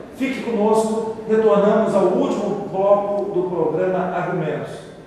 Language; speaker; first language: Portuguese; native; Portuguese